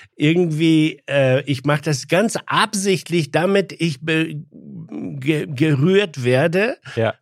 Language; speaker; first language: German; non-native, fluent; Polish